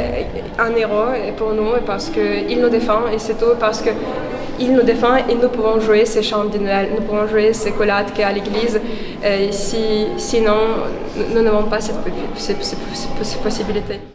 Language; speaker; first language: French; non-native, fluent; Ukrainian